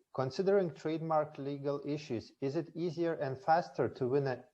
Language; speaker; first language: English; non-native, fluent; Lithuanian